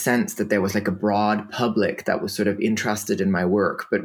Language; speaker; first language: English; non-native, fluent; Danish